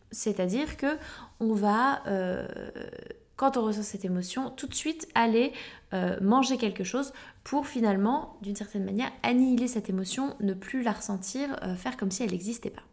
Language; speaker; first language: French; native; French